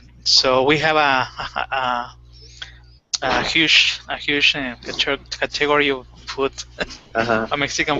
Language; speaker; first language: English; non-native, fluent; Spanish